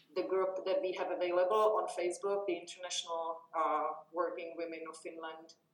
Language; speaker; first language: English; non-native, fluent; Czech